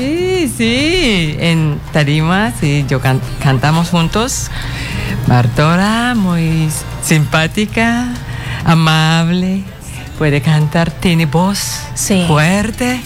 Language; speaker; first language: Spanish; non-native, learner; Japanese